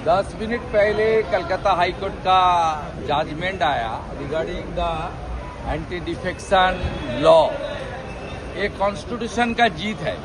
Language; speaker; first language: Hindi; non-native, local second language; Bangla